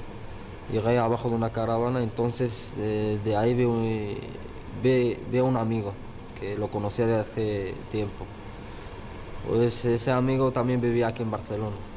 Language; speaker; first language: Spanish; early bilingual, other home language; Arabic